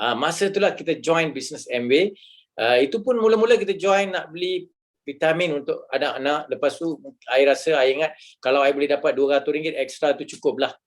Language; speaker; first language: Malay; non-native, local second language; Tamil